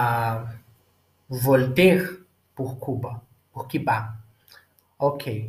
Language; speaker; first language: French; non-native, learner; Portuguese